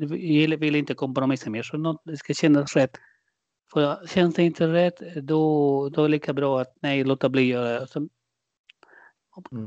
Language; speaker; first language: Swedish; non-native, fluent; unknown